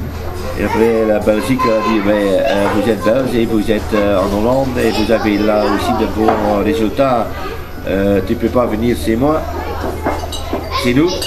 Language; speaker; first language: French; non-native, learner; Dutch